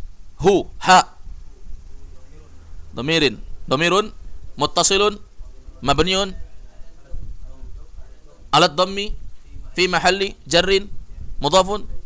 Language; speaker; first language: Arabic; non-native, fluent; Indonesian